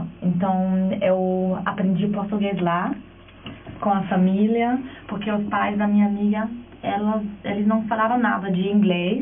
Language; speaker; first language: Portuguese; non-native, fluent; German